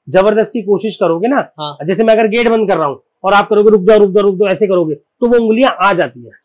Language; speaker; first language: Hindi; native; Hindi